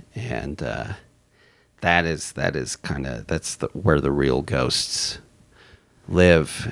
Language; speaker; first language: English; native; English